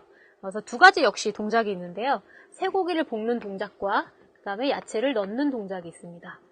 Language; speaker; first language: Korean; native; Korean